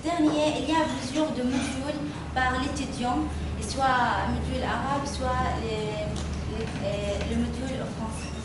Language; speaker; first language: French; non-native, fluent; Arabic